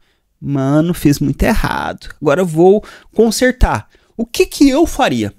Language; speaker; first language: Portuguese; native; Portuguese